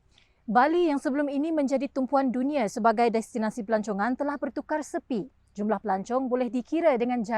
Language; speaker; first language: Malay; native; Malay